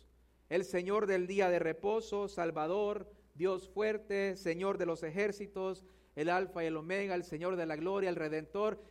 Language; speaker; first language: Spanish; native; Spanish